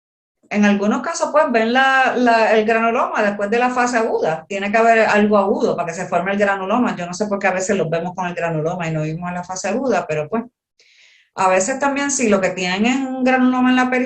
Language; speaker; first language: Spanish; native; Spanish